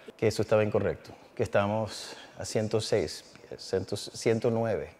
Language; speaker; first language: Spanish; early bilingual, heritage; Spanish